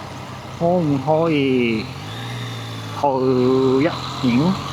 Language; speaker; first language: Chinese; non-native, learner; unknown